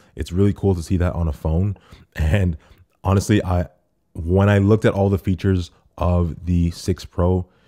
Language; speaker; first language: English; native; English